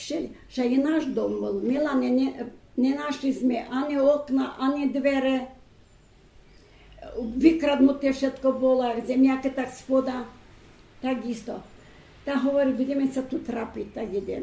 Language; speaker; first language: Slovak; non-native, learner; Ukrainian